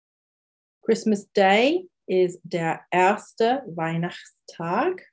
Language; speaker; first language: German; non-native, fluent; English